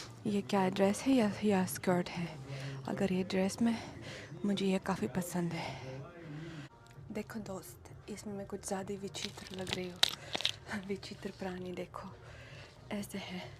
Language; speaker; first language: Hindi; non-native, fluent; Russian